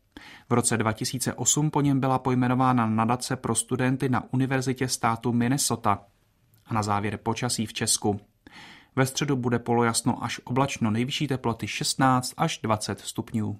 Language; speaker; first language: Czech; native; Czech